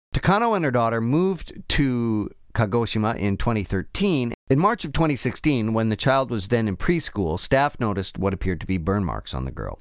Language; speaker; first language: English; native; English